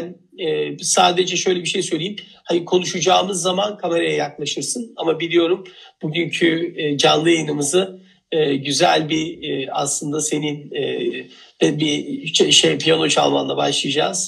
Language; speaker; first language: Turkish; native; Turkish